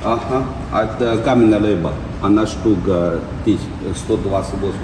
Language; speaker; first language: Russian; non-native, learner; Chinese